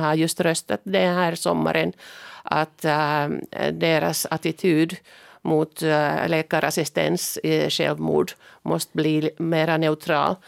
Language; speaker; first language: Swedish; non-native, local second language; Finnish